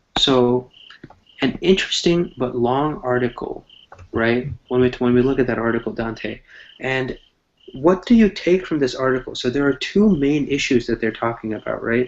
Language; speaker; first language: English; non-native, fluent; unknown